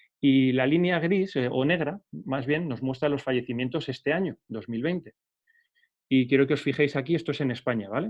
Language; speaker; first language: Spanish; native; Spanish